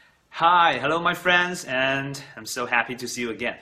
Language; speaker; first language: English; non-native, fluent; Chinese